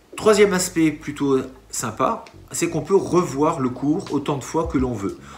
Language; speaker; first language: French; native; French